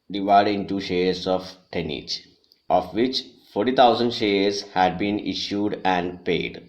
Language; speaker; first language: English; non-native, local second language; Malayalam